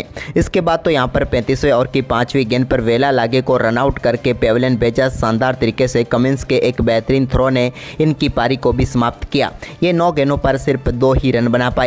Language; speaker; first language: Hindi; native; Hindi